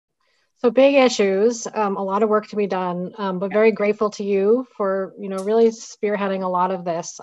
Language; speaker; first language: English; native; English